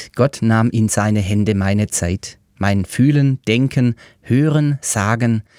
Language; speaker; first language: German; native; German